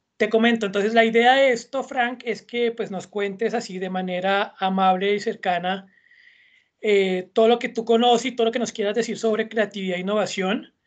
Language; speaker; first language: Spanish; native; Spanish